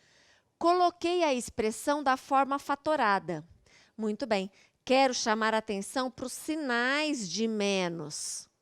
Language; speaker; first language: Portuguese; native; Portuguese